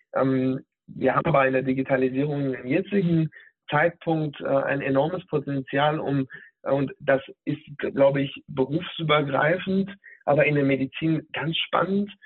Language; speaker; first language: German; native; German